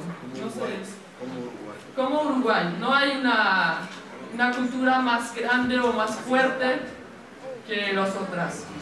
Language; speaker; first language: Spanish; non-native, learner; French